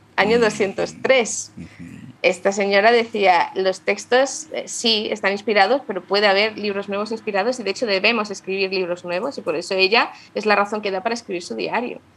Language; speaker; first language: Spanish; native; Spanish